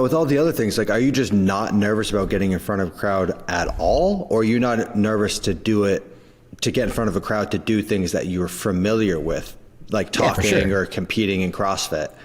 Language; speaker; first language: English; native; English